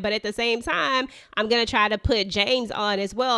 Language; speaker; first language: English; native; English